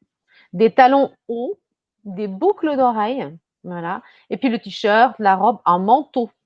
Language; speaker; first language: French; non-native, fluent; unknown